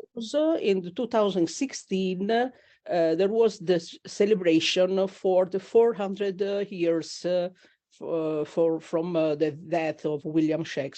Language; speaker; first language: English; non-native, learner; Italian